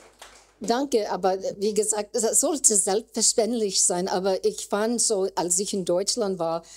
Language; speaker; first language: German; non-native, learner; English